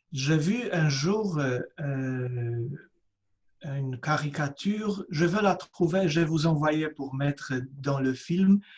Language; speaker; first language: French; non-native, fluent; Polish